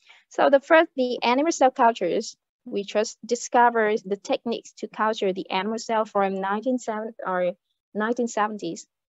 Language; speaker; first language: English; non-native, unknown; Vietnamese